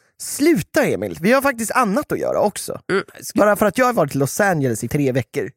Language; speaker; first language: Swedish; native; Swedish